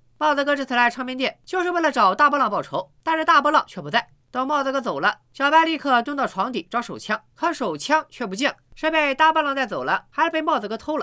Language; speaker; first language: Chinese; native; Chinese